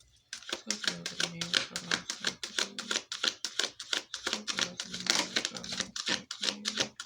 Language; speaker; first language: English; native; English